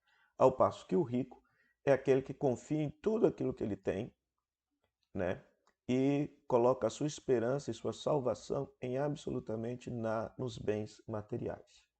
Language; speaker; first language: Portuguese; native; Portuguese